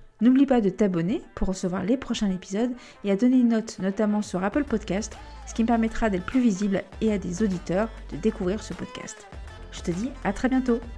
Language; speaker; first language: French; native; French